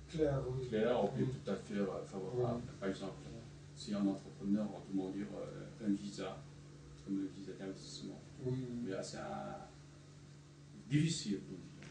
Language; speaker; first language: French; non-native, fluent; Chinese